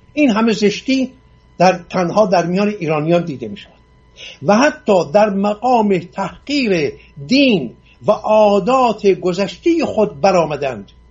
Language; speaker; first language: Persian; non-native, local second language; Assyrian Neo-Aramaic